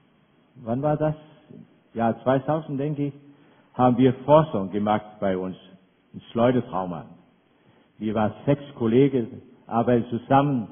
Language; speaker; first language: German; non-native, fluent; Danish